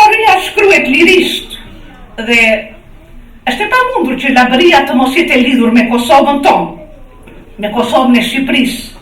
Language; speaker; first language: Albanian; native; Albanian